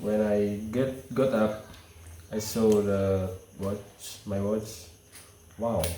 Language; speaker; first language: English; non-native, learner; Indonesian